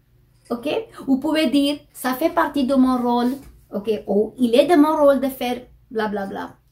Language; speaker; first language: French; non-native, fluent; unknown